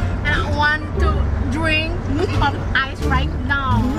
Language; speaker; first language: English; non-native, learner; Indonesian